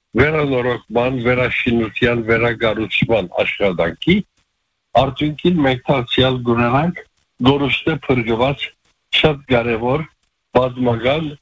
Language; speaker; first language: Armenian; early bilingual, heritage; Armenian